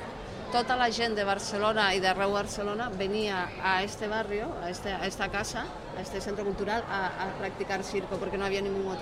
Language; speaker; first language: Catalan; non-native, local second language; Spanish